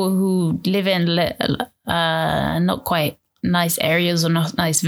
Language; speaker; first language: English; native; English